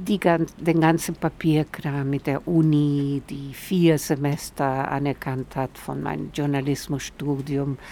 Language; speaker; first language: German; non-native, fluent; Spanish